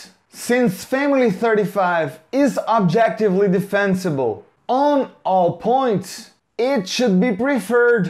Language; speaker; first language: English; non-native, fluent; Portuguese